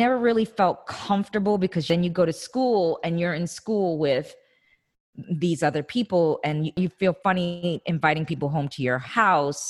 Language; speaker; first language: English; native; English